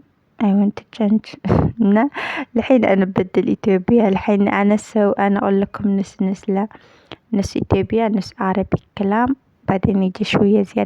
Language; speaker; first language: Arabic; non-native, learner; Amharic